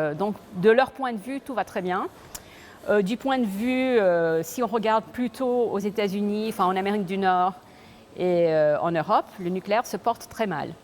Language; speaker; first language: French; early bilingual, other home language; English